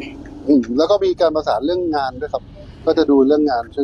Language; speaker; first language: Thai; native; Thai